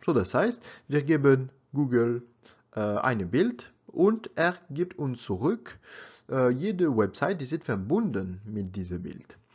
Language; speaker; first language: German; non-native, learner; French